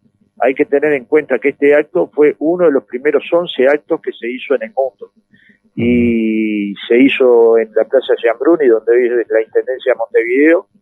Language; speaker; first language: Spanish; native; Spanish